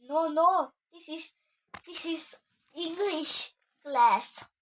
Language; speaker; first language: English; non-native, learner; Czech